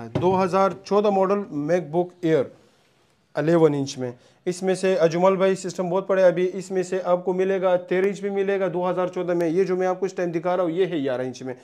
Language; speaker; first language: Urdu; non-native, local second language; Punjabi